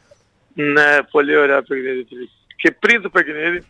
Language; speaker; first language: Greek; non-native, learner; Portuguese